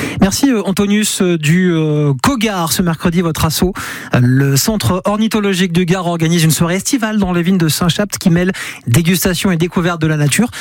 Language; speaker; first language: French; native; French